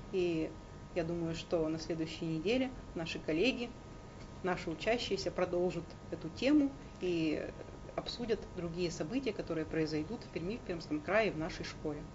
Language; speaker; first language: Russian; native; Russian